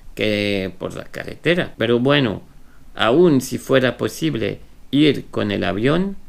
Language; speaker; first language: Spanish; non-native, fluent; French